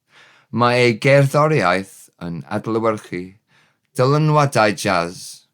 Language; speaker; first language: Welsh; non-native, learner; English